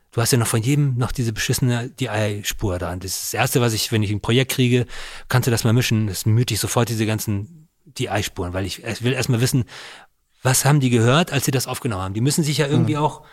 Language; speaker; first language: German; native; German